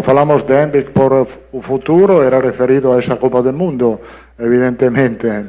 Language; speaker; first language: Portuguese; non-native, learner; Italian